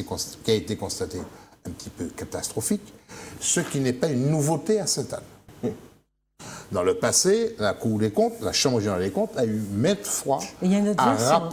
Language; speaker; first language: French; native; French